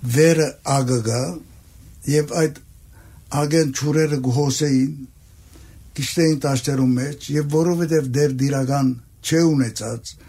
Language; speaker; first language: Armenian; native; Armenian